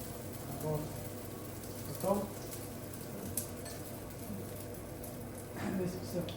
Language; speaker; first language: Russian; non-native, learner; Somali